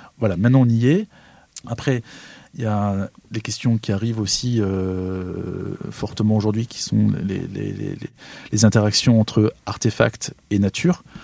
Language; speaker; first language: French; native; French